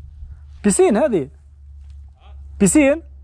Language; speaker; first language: Arabic; native; Arabic